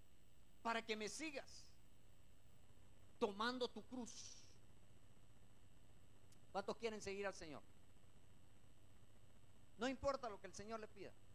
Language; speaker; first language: Spanish; native; Spanish